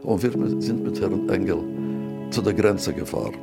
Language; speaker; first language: German; non-native, fluent; Yiddish